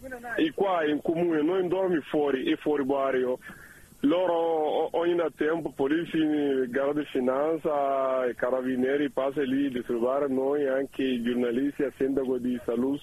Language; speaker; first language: Italian; non-native, learner; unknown